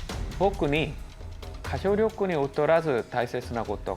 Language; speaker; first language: Japanese; non-native, fluent; Korean